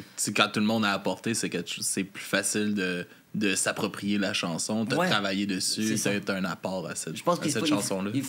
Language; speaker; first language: French; native; French